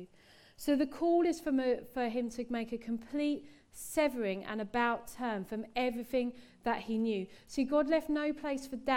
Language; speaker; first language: English; native; English